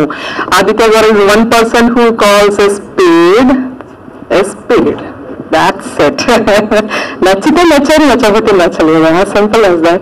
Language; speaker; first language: Telugu; native; Telugu